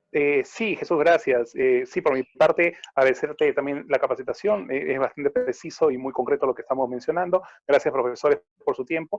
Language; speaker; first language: Spanish; native; Spanish